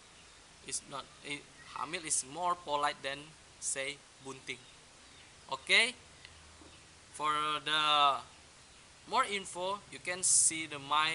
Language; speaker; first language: English; non-native, learner; Indonesian